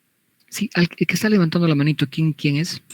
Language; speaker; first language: Spanish; native; Spanish